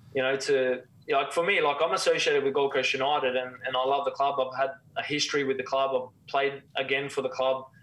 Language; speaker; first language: English; native; English